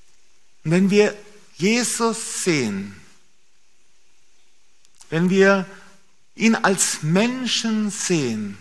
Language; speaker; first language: German; native; German